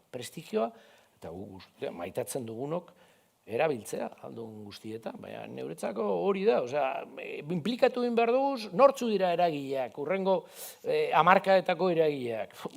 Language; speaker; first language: Basque; non-native, local second language; Spanish